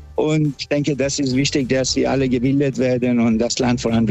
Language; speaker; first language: German; non-native, fluent; Persian